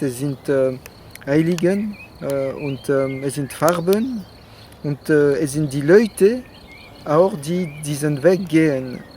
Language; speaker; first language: German; non-native, fluent; French